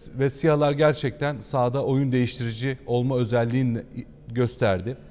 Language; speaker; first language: Turkish; native; Turkish